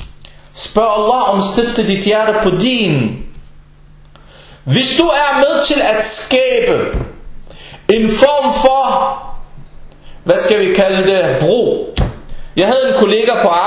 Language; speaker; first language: Danish; non-native, local second language; Arabic